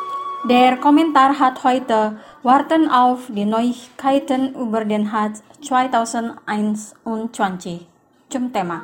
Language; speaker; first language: German; non-native, fluent; Indonesian